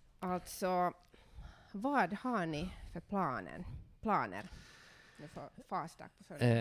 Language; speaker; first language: Swedish; non-native, local second language; Finnish